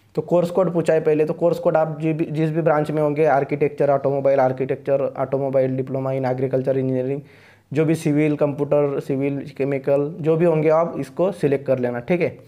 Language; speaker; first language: Hindi; non-native, local second language; Marathi